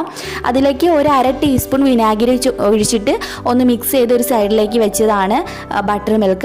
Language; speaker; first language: Malayalam; native; Malayalam